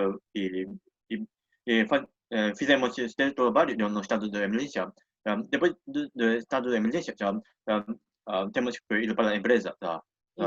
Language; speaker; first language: Portuguese; non-native, learner; Japanese